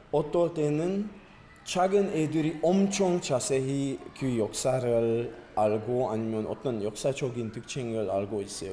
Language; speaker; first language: Korean; non-native, fluent; Slovak